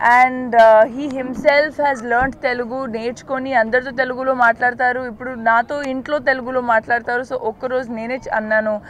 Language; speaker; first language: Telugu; non-native, learner; Punjabi